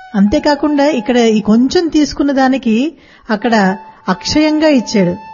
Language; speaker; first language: Telugu; native; Telugu